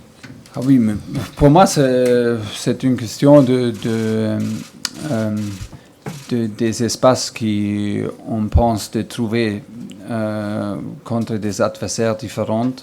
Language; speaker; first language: French; non-native, learner; German